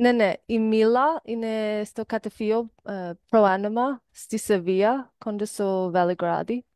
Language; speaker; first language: Greek; non-native, learner; English